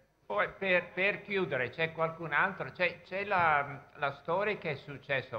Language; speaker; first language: Italian; non-native, fluent; English